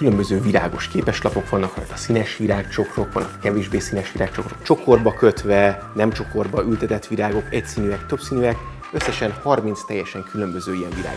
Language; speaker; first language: Hungarian; native; Hungarian